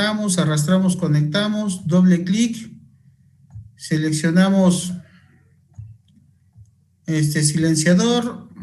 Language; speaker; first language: Spanish; native; Spanish